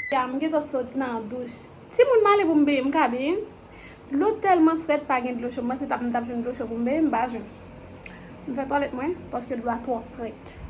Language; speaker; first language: French; non-native, learner; Haitian Creole